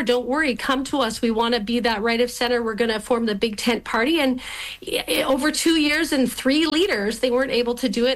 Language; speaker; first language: English; native; English